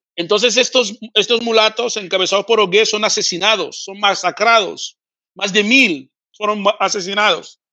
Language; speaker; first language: Spanish; early bilingual, other home language; Fang